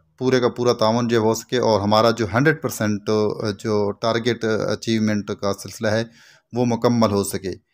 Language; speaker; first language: Urdu; non-native, local second language; Punjabi